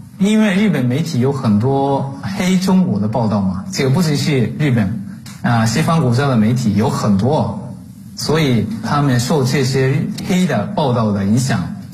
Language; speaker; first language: Chinese; non-native, fluent; Japanese